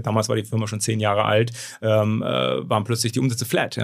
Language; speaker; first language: German; native; German